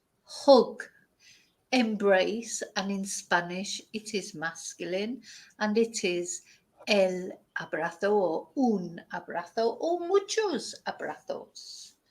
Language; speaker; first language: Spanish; non-native, fluent; English